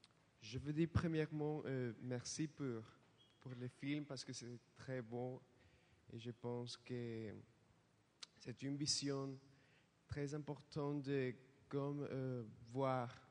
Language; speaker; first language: French; non-native, learner; Spanish